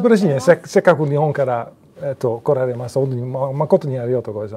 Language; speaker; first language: Japanese; non-native, learner; Dutch